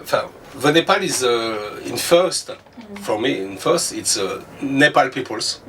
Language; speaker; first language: English; non-native, learner; French